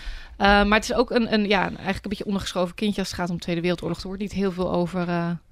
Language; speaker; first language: Dutch; native; Dutch